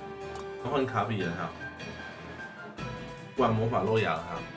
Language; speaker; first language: Chinese; native; Chinese